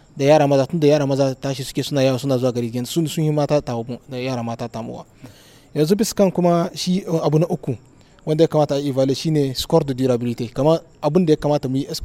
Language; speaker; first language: Hausa; non-native, local second language; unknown